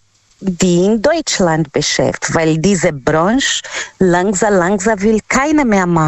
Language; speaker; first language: German; non-native, learner; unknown